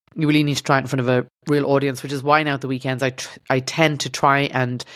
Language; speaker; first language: English; native; English